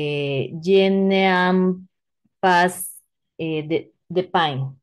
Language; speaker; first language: French; non-native, learner; Spanish